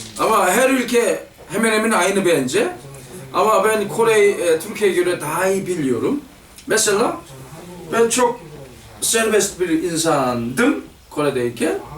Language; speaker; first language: Turkish; non-native, fluent; Korean